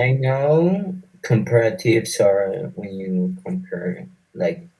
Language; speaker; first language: English; non-native, learner; Spanish